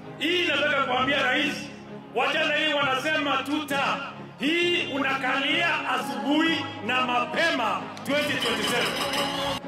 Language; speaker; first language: Swahili; non-native, local second language; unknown